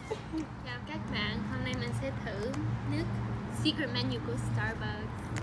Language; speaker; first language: Vietnamese; early bilingual, heritage; English